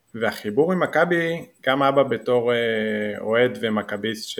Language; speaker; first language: Hebrew; native; Hebrew